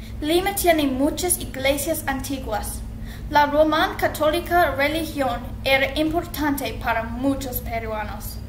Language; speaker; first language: Spanish; non-native, learner; English